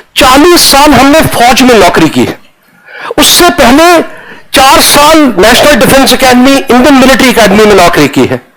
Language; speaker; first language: Hindi; non-native, local second language; Punjabi